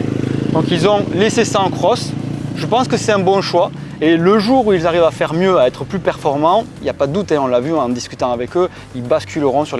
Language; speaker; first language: French; native; French